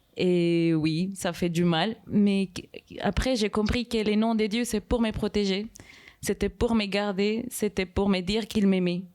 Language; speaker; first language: French; non-native, fluent; Spanish